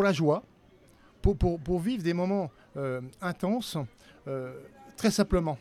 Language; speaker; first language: French; native; French